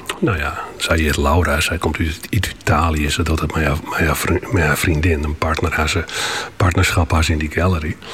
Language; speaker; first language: Dutch; non-native, local second language; Western Frisian